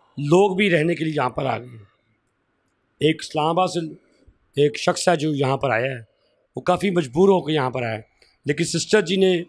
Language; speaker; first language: Urdu; non-native, local second language; Punjabi